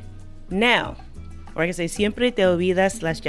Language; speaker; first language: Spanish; non-native, fluent; English